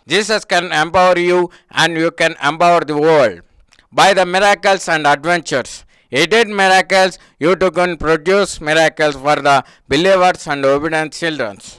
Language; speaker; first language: English; non-native, local second language; Telugu